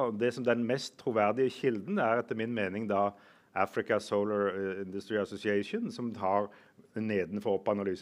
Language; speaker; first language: Norwegian; native; Norwegian